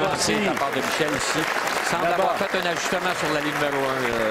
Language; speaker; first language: French; native; French